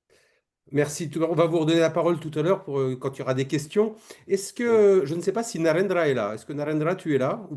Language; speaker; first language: French; native; French